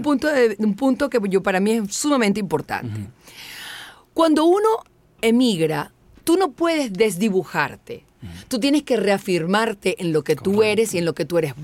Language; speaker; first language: Spanish; native; Spanish